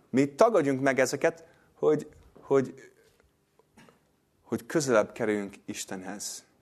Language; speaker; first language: Hungarian; non-native, fluent; English